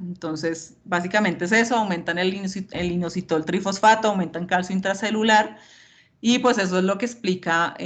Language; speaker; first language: Spanish; native; Spanish